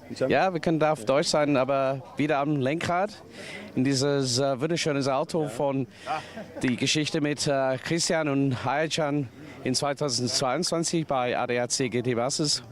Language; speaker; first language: German; non-native, learner; English